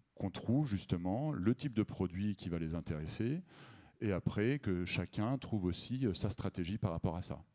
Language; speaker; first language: French; native; French